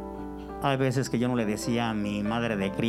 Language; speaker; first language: Spanish; native; Spanish